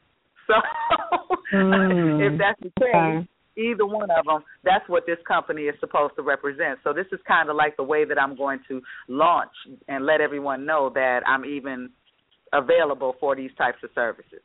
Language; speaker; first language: English; native; English